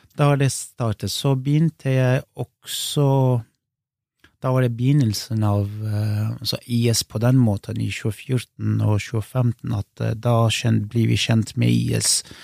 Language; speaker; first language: Norwegian; non-native, fluent; Kurdish